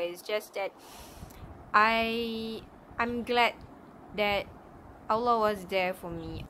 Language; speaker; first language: English; non-native, local second language; Malay